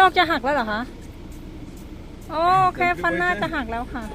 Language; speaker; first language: Thai; native; Thai